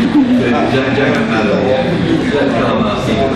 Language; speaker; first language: Indonesian; non-native, fluent; English